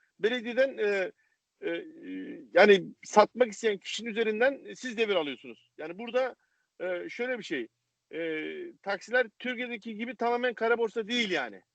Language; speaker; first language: Turkish; native; Turkish